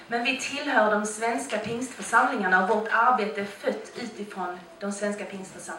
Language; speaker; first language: Swedish; native; Swedish